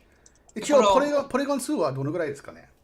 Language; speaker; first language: Japanese; non-native, fluent; English